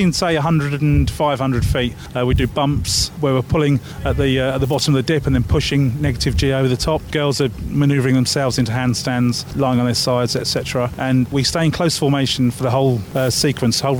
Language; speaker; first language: English; native; English